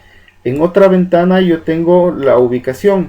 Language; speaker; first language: Spanish; native; Spanish